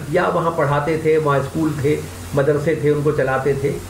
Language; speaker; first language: Hindi; native; Hindi